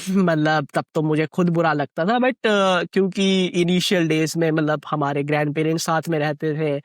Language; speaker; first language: Hindi; non-native, local second language; Bangla